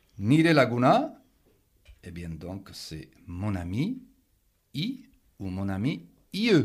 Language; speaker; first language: French; native; French